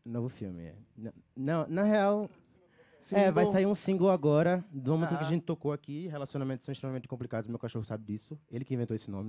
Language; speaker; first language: Portuguese; native; Portuguese